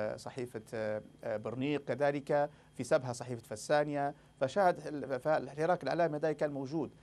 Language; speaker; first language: Arabic; native; Arabic